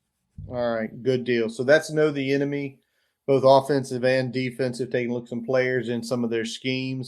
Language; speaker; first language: English; native; English